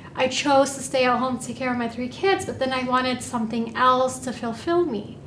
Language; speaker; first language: English; native; English